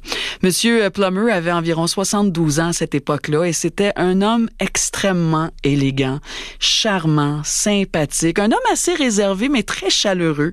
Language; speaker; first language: French; native; French